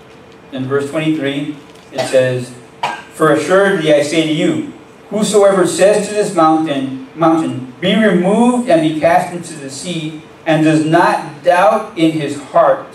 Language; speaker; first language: English; native; English